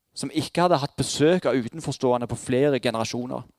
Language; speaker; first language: Norwegian; native; Norwegian